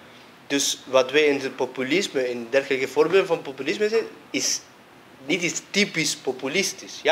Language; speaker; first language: Dutch; non-native, fluent; Spanish